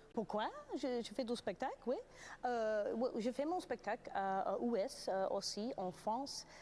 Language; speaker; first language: French; non-native, learner; English